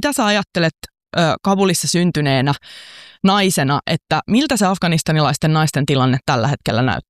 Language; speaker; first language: Finnish; native; Finnish